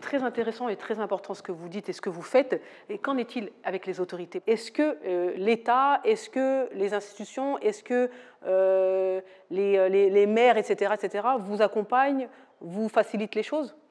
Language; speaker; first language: French; native; French